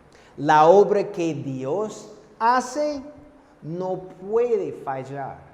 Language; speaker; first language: Spanish; non-native, fluent; English